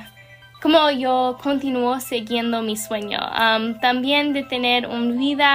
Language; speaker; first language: Spanish; non-native, learner; English